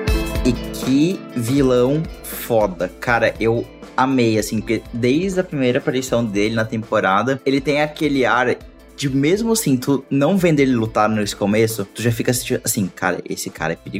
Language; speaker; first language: Portuguese; native; Portuguese